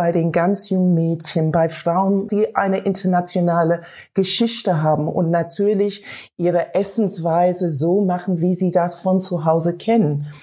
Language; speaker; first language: German; non-native, fluent; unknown